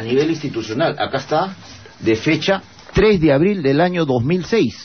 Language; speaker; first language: Spanish; native; Spanish